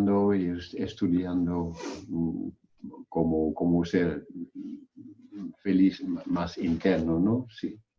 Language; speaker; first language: Spanish; non-native, fluent; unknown